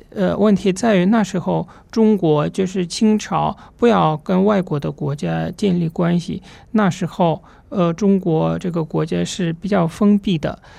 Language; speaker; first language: Chinese; non-native, fluent; Russian